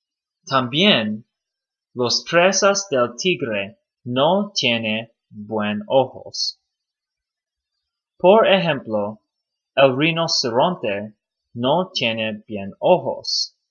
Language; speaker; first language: Spanish; non-native, learner; English